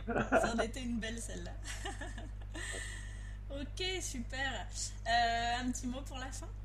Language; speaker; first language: French; native; French